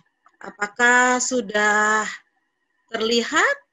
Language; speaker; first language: Indonesian; native; Indonesian